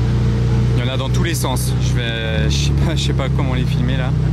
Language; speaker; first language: French; native; French